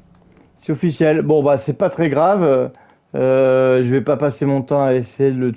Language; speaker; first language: French; native; French